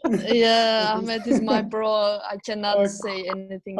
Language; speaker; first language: English; non-native, fluent; Turkish